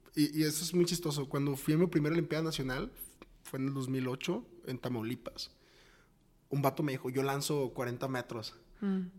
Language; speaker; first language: Spanish; native; Spanish